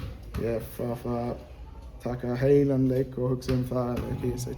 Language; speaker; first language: Icelandic; non-native, learner; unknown